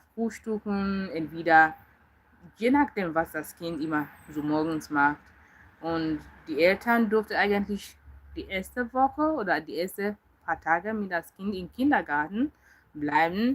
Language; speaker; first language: German; non-native, learner; Yoruba